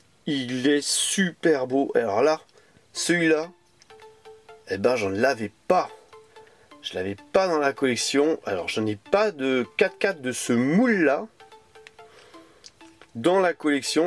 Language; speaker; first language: French; native; French